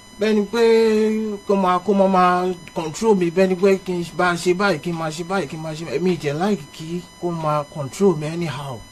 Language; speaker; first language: Yoruba; early bilingual, heritage; Yoruba